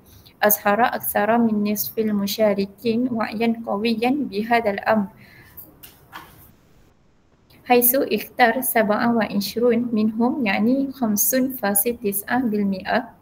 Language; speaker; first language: Arabic; non-native, learner; Malay